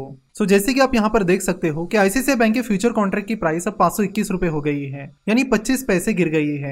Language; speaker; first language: Hindi; non-native, local second language; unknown